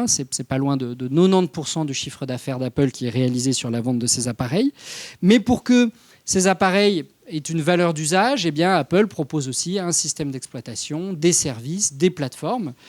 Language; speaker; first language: French; native; French